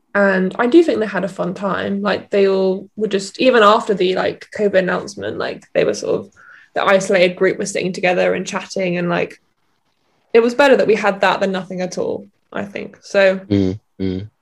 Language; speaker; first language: English; native; English